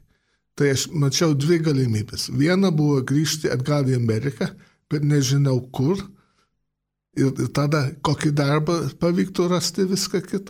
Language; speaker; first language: Lithuanian; early bilingual, heritage; Lithuanian